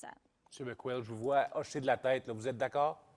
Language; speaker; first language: French; native; French